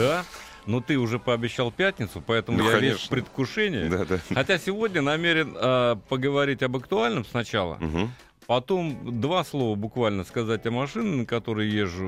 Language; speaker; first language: Russian; native; Russian